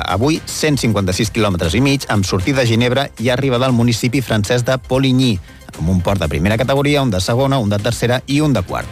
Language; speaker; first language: Catalan; native; Catalan